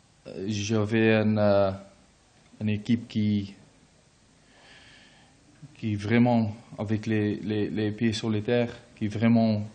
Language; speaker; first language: French; non-native, learner; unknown